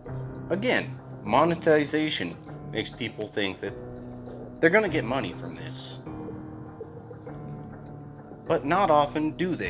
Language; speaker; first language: English; native; English